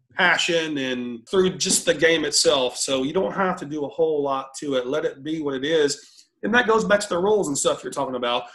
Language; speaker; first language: English; native; English